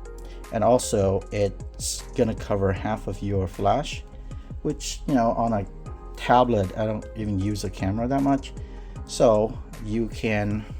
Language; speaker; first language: English; native; English